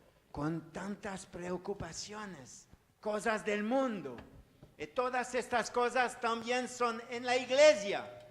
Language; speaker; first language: Spanish; non-native, learner; French